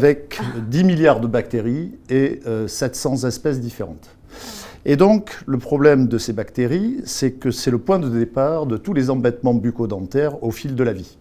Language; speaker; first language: French; native; French